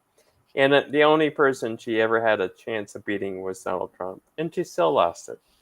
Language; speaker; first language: English; native; English